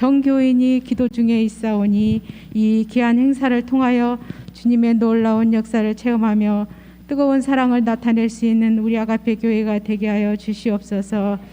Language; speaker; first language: Korean; native; Korean